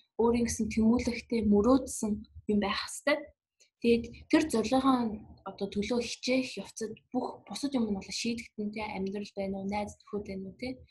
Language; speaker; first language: Mongolian; early bilingual, heritage; Mongolian